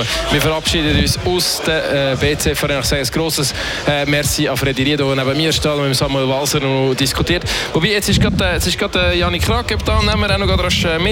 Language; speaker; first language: German; native; German